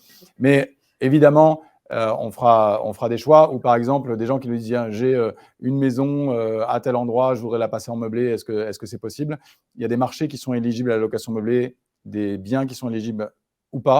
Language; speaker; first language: French; native; French